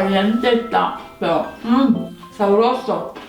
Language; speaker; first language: Spanish; non-native, fluent; Korean